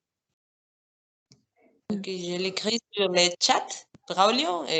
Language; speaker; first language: French; non-native, fluent; Spanish